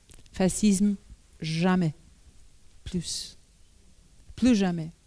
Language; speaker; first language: French; non-native, learner; Portuguese